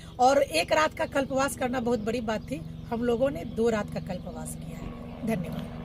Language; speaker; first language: Hindi; native; Hindi